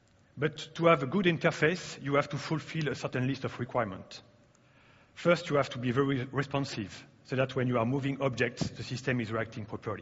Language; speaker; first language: English; non-native, fluent; French